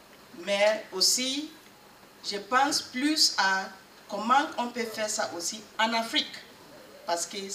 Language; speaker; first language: French; non-native, learner; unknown